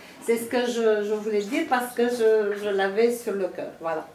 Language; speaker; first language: French; non-native, fluent; Romanian